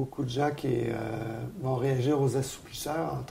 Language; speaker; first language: French; native; French